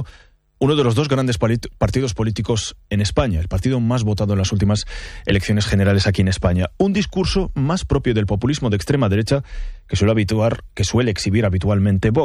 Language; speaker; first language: Spanish; native; Spanish